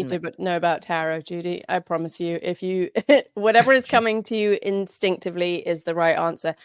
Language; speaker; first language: English; native; English